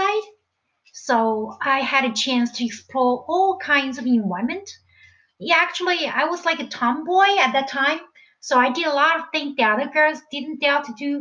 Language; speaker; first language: English; non-native, fluent; Chinese